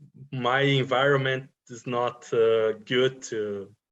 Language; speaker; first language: English; non-native, learner; Portuguese